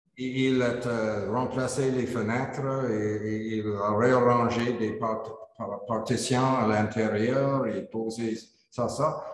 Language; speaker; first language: French; non-native, learner; English